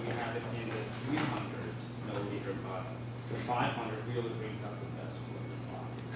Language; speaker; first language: English; native; English